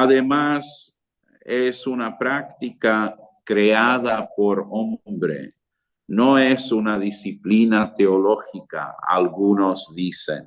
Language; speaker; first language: Spanish; non-native, fluent; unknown